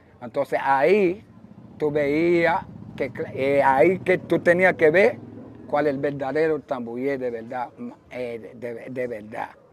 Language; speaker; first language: Spanish; early bilingual, other home language; Haitian Creole